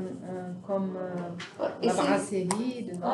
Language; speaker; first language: French; non-native, learner; Portuguese